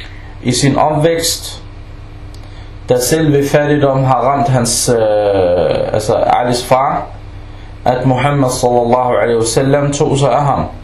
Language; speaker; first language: Danish; non-native, local second language; Arabic